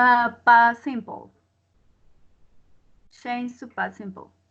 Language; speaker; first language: English; non-native, learner; Spanish